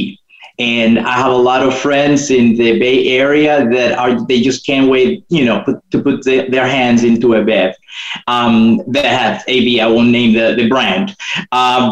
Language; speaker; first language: English; non-native, fluent; Spanish